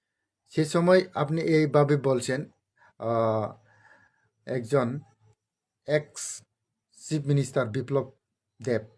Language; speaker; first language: Bangla; non-native, local second language; Kok Borok